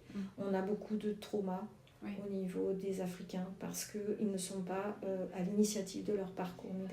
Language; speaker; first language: French; native; French